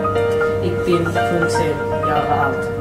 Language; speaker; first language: German; non-native, learner; English